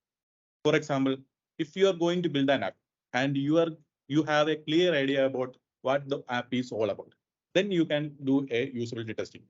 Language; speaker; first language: English; non-native, local second language; Malayalam